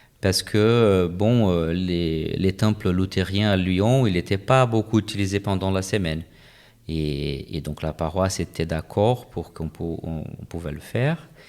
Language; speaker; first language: French; non-native, fluent; Portuguese